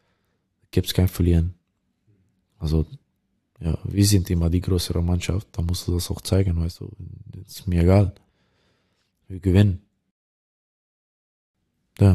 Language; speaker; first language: German; non-native, learner; Dutch